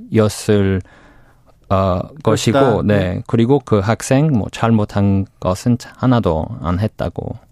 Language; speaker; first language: Korean; non-native, fluent; English